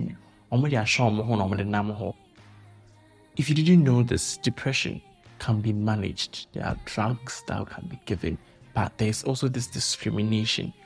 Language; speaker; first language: English; non-native, local second language; Akan